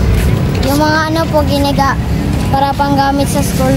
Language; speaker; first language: Filipino; native; Filipino